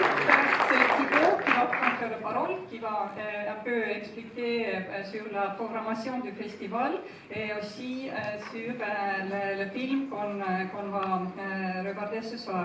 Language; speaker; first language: French; non-native, fluent; Estonian